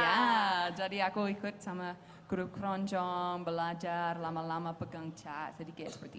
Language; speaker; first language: Indonesian; non-native, fluent; English